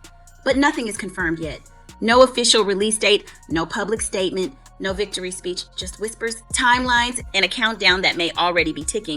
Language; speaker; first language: English; native; English